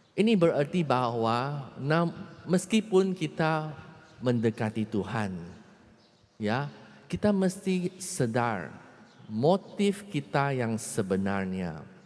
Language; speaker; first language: Malay; non-native, local second language; Chinese